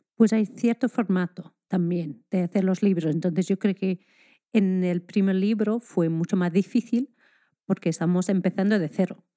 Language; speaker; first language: Spanish; non-native, fluent; English